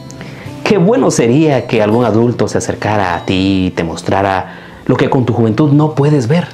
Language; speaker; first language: Spanish; native; Spanish